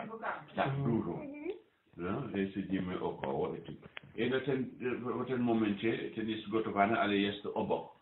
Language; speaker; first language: Polish; non-native, learner; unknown